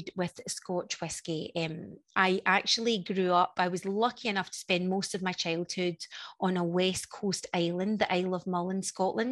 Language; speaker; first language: English; native; English